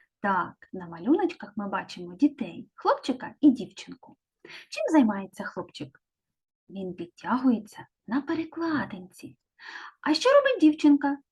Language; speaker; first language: Ukrainian; native; Ukrainian